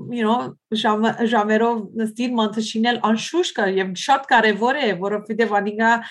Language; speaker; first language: Armenian; early bilingual, heritage; Armenian